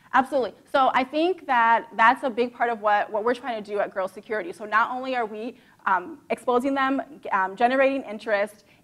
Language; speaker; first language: English; native; English